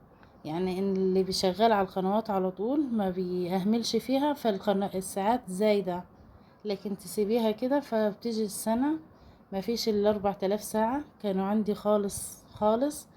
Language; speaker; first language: Arabic; native; Arabic